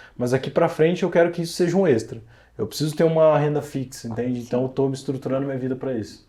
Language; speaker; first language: Portuguese; native; Portuguese